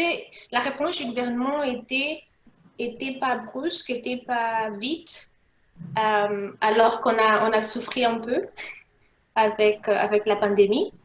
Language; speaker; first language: French; non-native, local second language; Portuguese